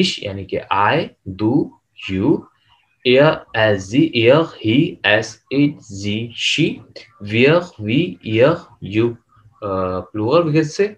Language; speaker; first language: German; non-native, learner; Urdu